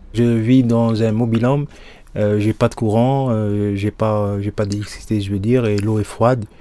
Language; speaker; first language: French; non-native, local second language; Arabic